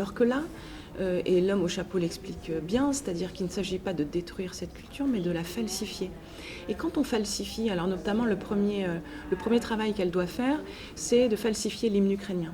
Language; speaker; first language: French; native; French